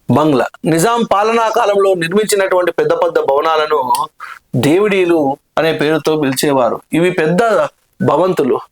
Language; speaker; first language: Telugu; native; Telugu